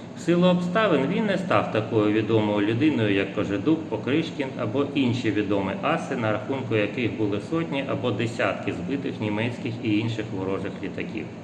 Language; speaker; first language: Ukrainian; non-native, local second language; Russian